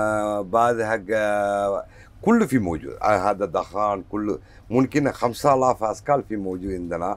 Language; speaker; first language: Arabic; non-native, learner; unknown